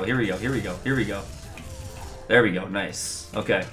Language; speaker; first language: English; native; English